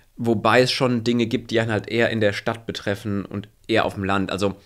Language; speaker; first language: German; native; German